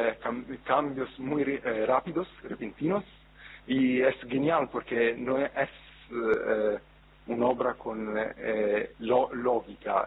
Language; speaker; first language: Spanish; non-native, fluent; Italian